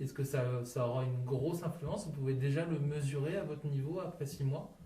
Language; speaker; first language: French; native; French